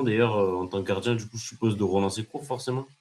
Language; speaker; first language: French; native; French